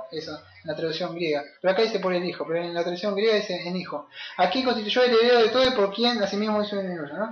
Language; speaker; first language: Spanish; native; Spanish